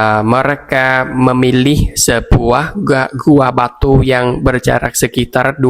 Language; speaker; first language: Indonesian; non-native, fluent; Vietnamese